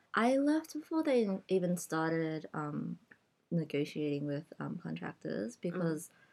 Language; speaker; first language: English; native; English